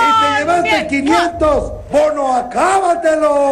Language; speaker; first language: Spanish; native; Spanish